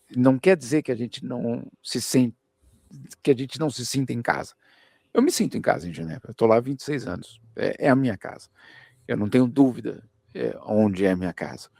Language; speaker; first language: Portuguese; early bilingual, other home language; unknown